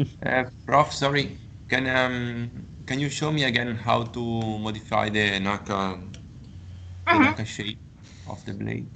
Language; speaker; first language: English; non-native, learner; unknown